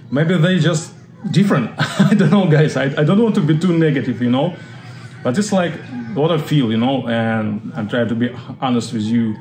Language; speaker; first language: English; non-native, fluent; Russian